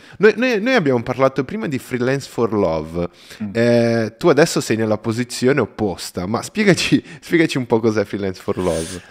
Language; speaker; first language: Italian; non-native, fluent; Portuguese